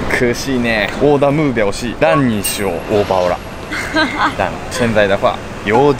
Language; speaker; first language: Chinese; non-native, fluent; Japanese